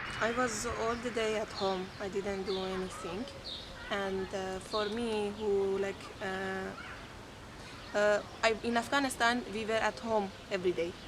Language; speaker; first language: English; non-native, fluent; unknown